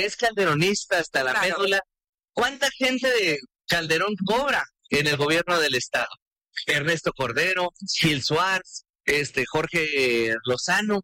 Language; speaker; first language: Spanish; native; Spanish